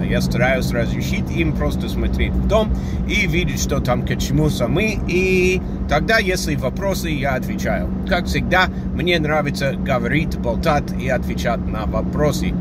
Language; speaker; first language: Russian; non-native, fluent; English